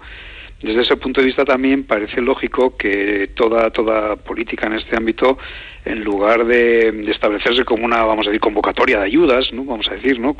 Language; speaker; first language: Spanish; native; Spanish